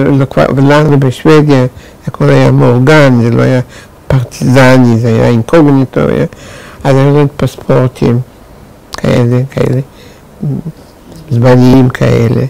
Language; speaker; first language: Hebrew; non-native, fluent; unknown